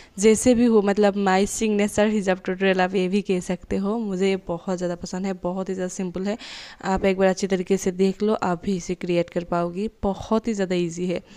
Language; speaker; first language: Hindi; non-native, local second language; Bangla